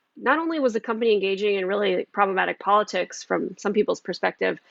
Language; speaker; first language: English; native; English